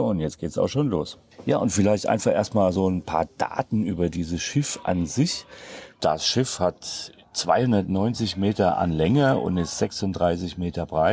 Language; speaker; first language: German; native; German